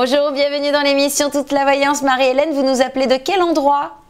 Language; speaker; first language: French; native; French